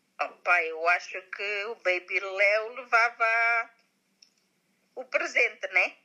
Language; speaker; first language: Portuguese; native; Portuguese